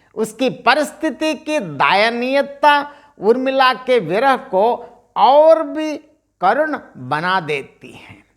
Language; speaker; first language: Hindi; non-native, local second language; Telugu